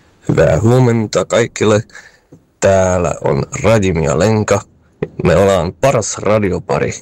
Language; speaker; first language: Finnish; non-native, learner; Czech